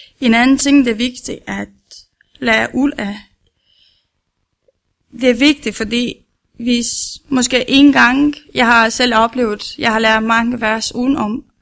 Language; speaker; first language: Danish; non-native, learner; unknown